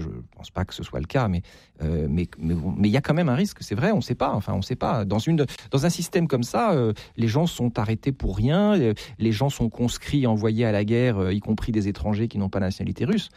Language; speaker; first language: French; native; French